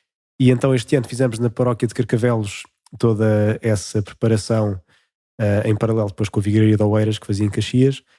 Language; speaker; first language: Portuguese; native; Portuguese